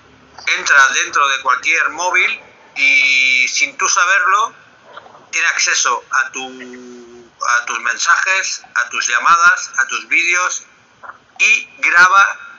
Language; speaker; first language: Spanish; native; Spanish